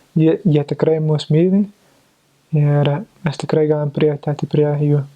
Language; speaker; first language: Lithuanian; non-native, fluent; English